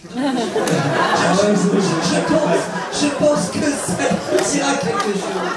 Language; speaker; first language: French; native; French